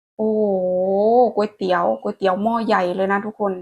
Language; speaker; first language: Thai; non-native, local second language; Lao